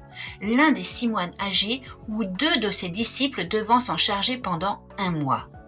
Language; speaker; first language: French; native; French